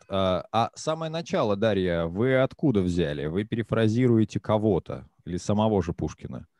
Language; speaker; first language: Russian; native; Russian